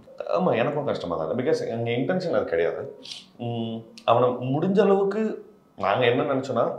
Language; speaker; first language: Tamil; native; Tamil